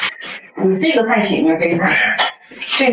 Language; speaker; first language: Chinese; native; Chinese